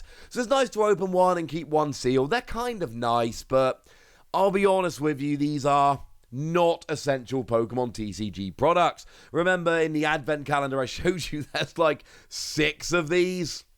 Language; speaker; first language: English; native; English